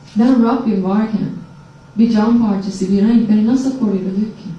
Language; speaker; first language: Turkish; non-native, fluent; English